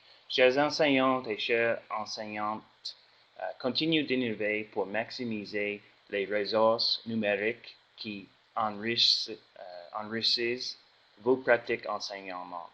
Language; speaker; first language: French; non-native, learner; English